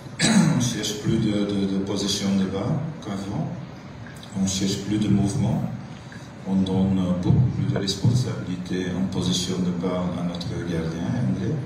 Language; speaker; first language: French; non-native, local second language; Dutch